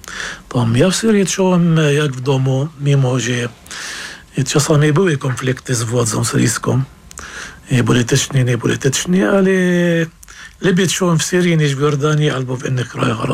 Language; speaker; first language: Polish; non-native, fluent; Arabic